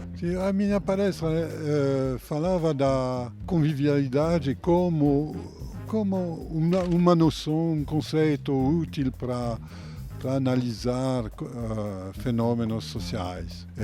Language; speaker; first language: Portuguese; non-native, fluent; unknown